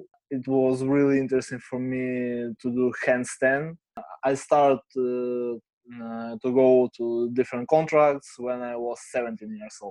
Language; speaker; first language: English; non-native, learner; Ukrainian